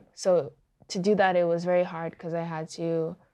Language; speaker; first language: English; early bilingual, other home language; Yoruba